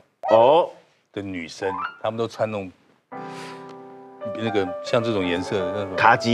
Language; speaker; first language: Chinese; native; Chinese